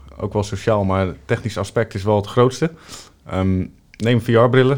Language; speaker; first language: Dutch; native; Dutch